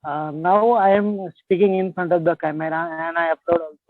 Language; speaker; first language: English; non-native, learner; Marathi